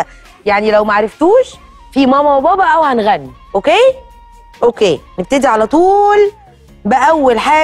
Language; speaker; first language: Arabic; native; Arabic